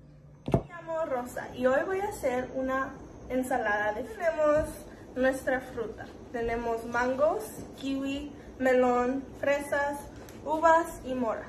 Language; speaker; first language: Spanish; non-native, learner; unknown